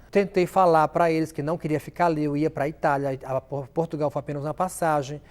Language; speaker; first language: Portuguese; native; Portuguese